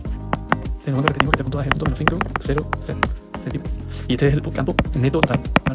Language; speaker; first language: Spanish; native; Spanish